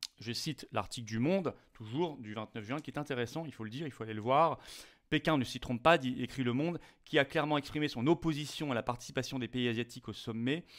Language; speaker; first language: French; native; French